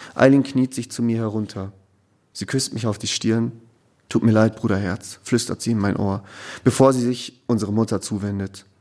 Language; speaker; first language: German; native; German